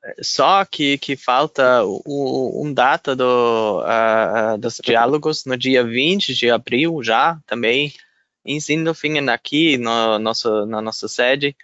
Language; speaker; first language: Portuguese; non-native, fluent; German